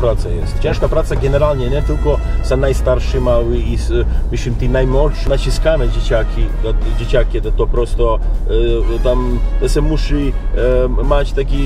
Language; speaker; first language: Polish; non-native, learner; Serbian